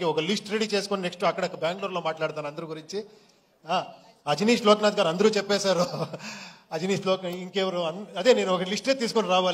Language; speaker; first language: Telugu; non-native, local second language; Kannada